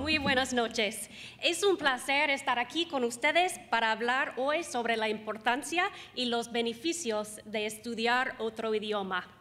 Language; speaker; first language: Spanish; non-native, fluent; English